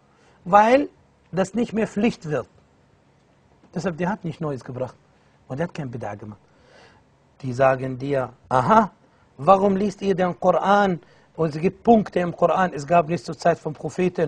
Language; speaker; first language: German; non-native, fluent; Arabic